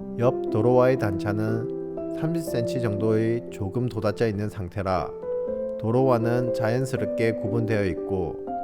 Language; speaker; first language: Korean; native; Korean